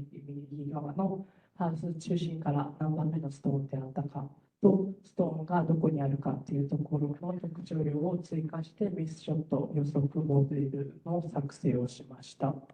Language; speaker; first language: Japanese; native; Japanese